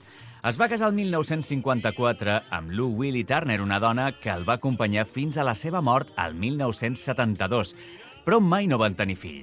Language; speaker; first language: Catalan; native; Catalan